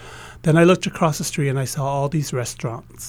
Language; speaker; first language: English; native; English